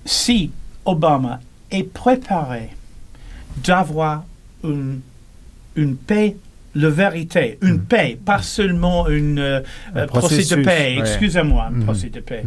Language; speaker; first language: French; non-native, learner; English